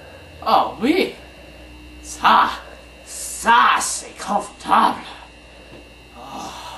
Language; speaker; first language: French; non-native, learner; English